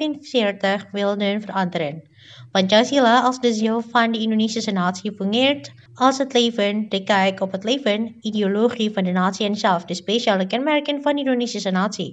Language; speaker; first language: Dutch; non-native, learner; Indonesian